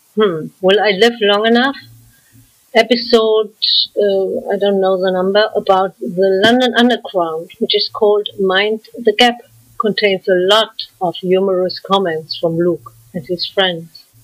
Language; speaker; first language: English; non-native, fluent; German